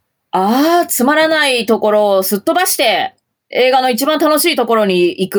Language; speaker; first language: Japanese; native; Japanese